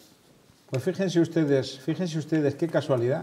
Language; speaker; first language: Spanish; native; Spanish